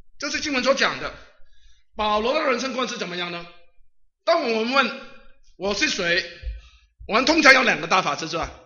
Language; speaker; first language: Chinese; non-native, local second language; Cantonese